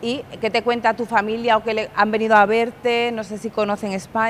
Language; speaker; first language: Spanish; native; Spanish